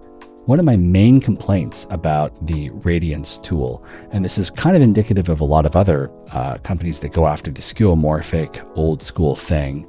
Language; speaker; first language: English; native; English